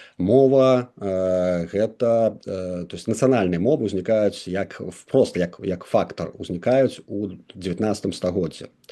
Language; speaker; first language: Belarusian; non-native, local second language; Russian